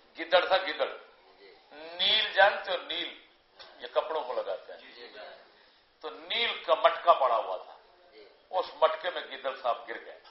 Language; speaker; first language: Urdu; non-native, local second language; Punjabi